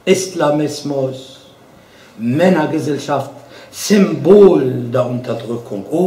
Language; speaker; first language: German; non-native, fluent; Arabic